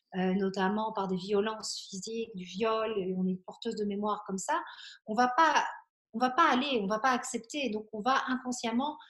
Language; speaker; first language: French; native; French